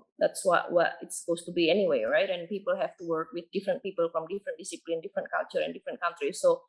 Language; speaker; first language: English; non-native, fluent; Indonesian